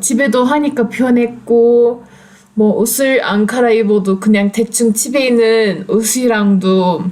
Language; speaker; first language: Korean; non-native, fluent; Turkish